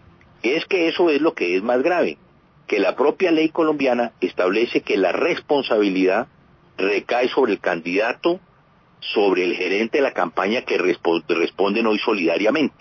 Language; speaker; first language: Spanish; native; Spanish